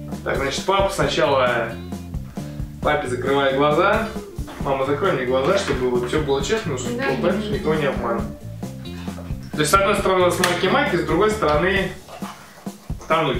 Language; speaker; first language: Russian; native; Russian